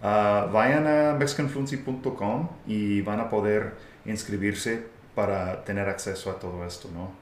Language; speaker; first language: Spanish; non-native, fluent; English